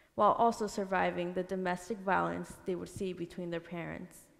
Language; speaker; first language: English; early bilingual, other home language; Spanish